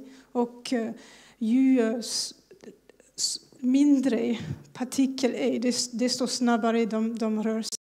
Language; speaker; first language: Swedish; non-native, fluent; French